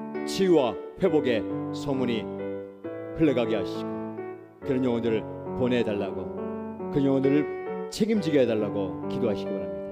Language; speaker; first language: Korean; native; Korean